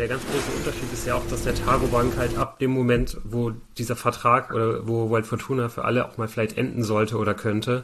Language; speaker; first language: German; native; German